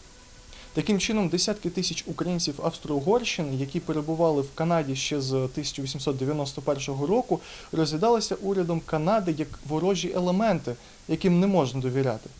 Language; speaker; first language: Ukrainian; native; Ukrainian